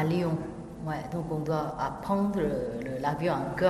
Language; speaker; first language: French; non-native, learner; Korean